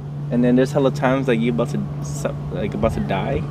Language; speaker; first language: English; early bilingual, other home language; Vietnamese